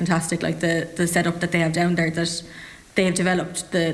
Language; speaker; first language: English; native; English